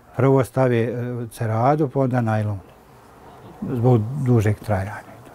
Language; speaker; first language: Serbian; native; Serbian